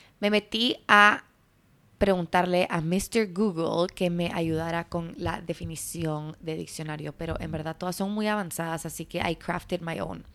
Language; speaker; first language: Spanish; early bilingual, heritage; Spanish